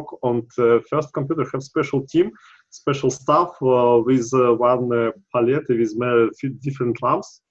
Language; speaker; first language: English; non-native, learner; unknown